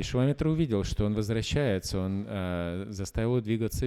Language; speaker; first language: Russian; native; Russian